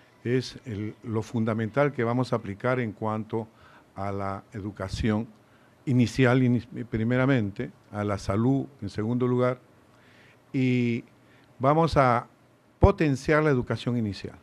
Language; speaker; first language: Spanish; native; Spanish